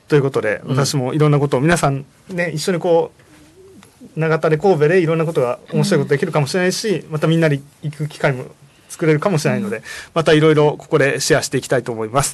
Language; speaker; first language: Japanese; native; Japanese